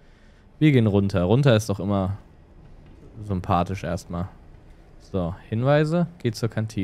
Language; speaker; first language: German; native; German